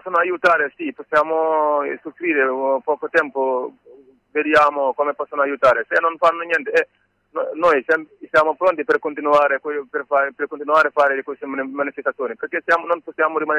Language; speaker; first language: Italian; non-native, learner; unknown